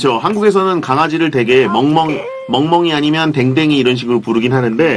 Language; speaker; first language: Korean; native; Korean